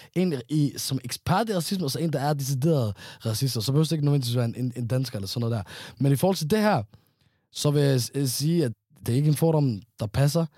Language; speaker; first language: Danish; early bilingual, other home language; Somali